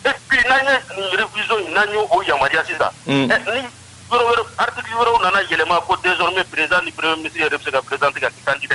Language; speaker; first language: French; non-native, local second language; Bambara